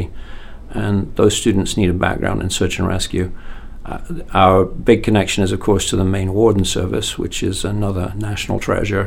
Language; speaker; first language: English; native; English